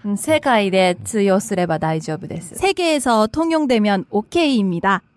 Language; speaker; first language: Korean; non-native, learner; Japanese